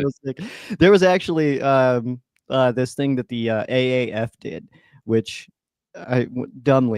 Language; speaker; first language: English; native; English